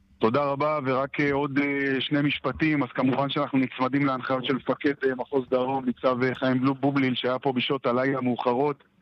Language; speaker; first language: Hebrew; native; Hebrew